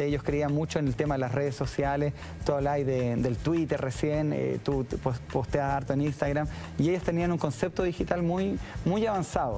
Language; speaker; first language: Spanish; native; Spanish